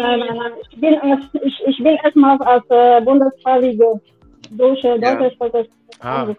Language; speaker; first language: German; non-native, fluent; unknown